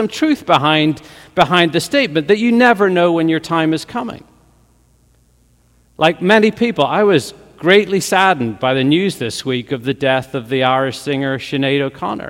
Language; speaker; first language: English; native; English